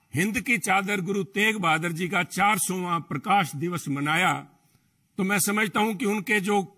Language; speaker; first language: Hindi; native; Hindi